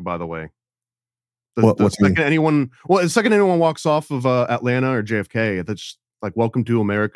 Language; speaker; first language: English; native; English